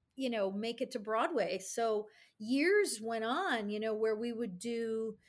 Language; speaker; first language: English; native; English